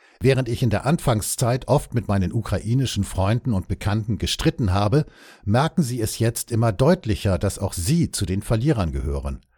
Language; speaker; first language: German; native; German